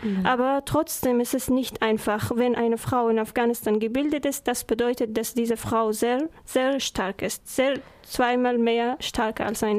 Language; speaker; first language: German; non-native, learner; Persian